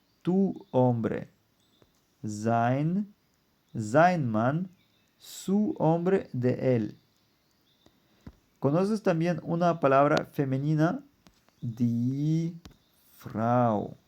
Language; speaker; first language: Spanish; non-native, fluent; German